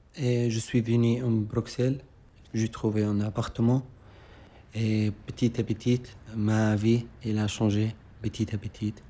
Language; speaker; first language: French; non-native, learner; Arabic